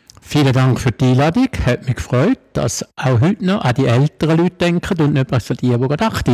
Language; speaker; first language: German; native; German